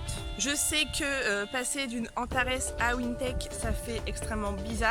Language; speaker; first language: French; native; French